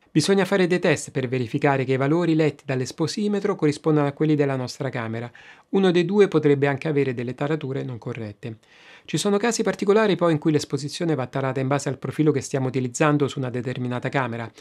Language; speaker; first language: Italian; native; Italian